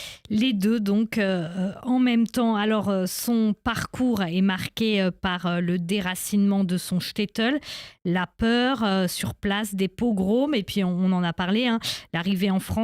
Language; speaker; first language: French; native; French